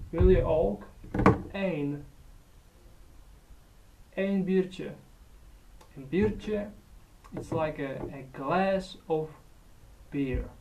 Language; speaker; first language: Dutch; non-native, learner; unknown